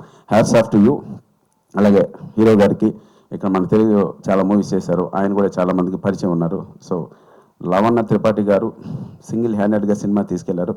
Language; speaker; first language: Telugu; native; Telugu